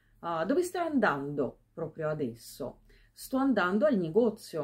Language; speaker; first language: Italian; non-native, fluent; Russian